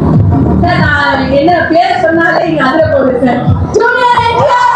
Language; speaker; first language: Tamil; native; Tamil